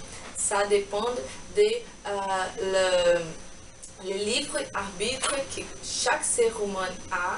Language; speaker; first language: French; non-native, learner; Portuguese